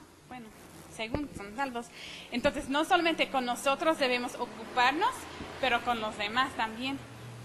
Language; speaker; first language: Spanish; non-native, fluent; English